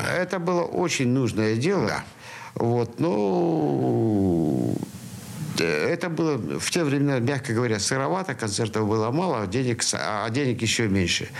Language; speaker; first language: Russian; native; Russian